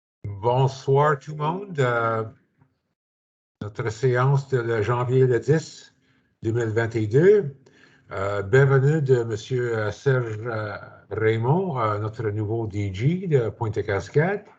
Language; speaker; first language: French; non-native, learner; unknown